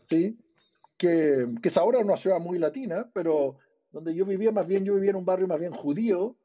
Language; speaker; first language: Spanish; early bilingual, other home language; English